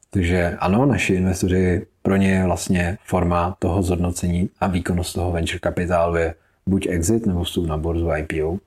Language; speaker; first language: Czech; native; Czech